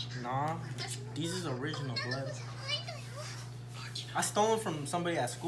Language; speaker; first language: English; early bilingual, other home language; Spanish